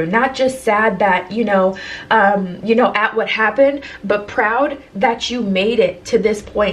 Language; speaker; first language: English; native; English